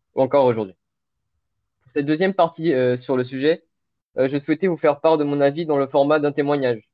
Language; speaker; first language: French; early bilingual, other home language; Portuguese